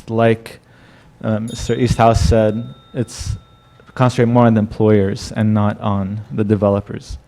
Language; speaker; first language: English; non-native, fluent; Arabic